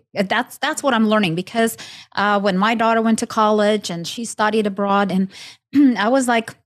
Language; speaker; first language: English; non-native, fluent; Ukrainian